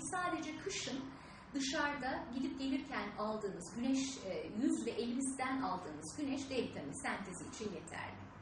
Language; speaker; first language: Turkish; native; Turkish